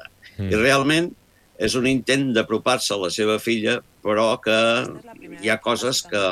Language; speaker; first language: Catalan; native; Catalan